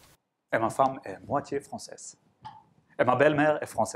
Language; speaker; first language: French; non-native, learner; Swedish